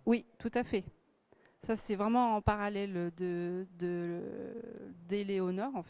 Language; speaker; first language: French; native; French